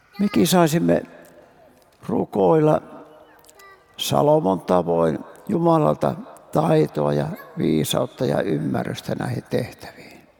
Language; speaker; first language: Finnish; native; Finnish